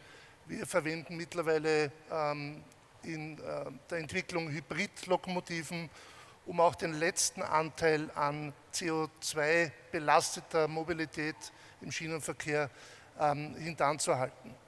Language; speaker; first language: German; native; German